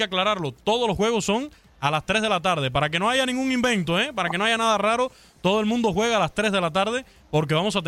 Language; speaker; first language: Spanish; native; Spanish